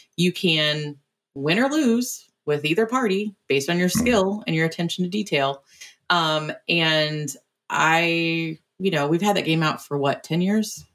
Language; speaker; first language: English; native; English